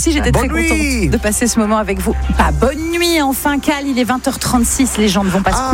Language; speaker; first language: French; native; French